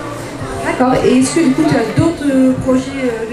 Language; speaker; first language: French; native; French